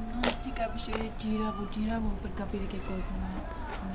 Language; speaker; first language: Italian; non-native, learner; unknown